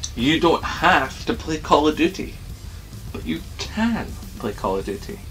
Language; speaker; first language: English; native; English